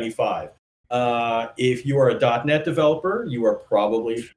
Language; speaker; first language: English; native; English